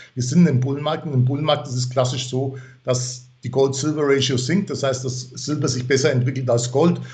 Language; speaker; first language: German; non-native, fluent; English